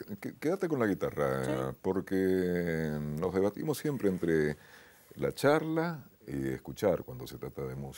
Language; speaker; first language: Spanish; native; Spanish